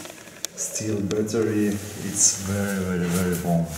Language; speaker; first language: English; non-native, learner; Russian